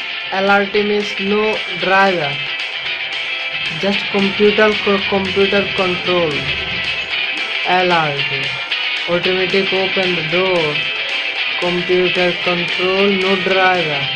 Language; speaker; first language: English; non-native, local second language; Bangla